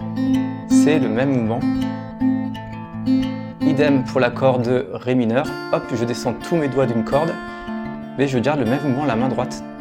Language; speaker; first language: French; native; French